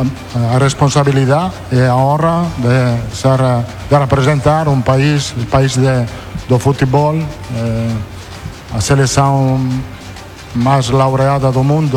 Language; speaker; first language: Portuguese; non-native, learner; Italian